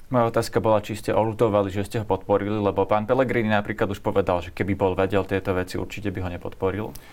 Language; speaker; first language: Slovak; native; Slovak